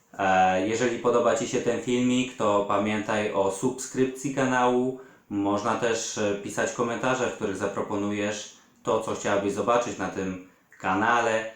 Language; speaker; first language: Polish; native; Polish